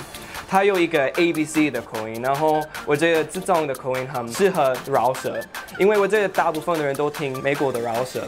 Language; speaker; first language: Chinese; non-native, fluent; English